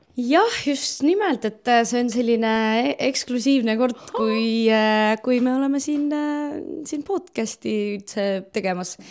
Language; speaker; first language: Estonian; non-native, local second language; Russian